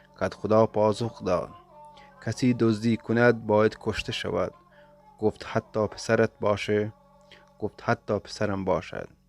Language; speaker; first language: Persian; non-native, local second language; Baluchi